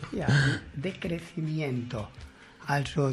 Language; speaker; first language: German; non-native, learner; Catalan